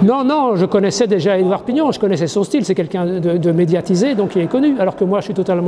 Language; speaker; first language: French; native; French